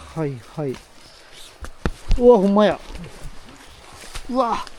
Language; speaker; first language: Japanese; native; Japanese